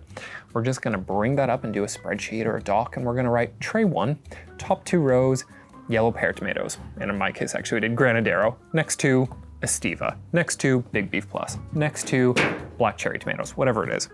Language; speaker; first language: English; native; English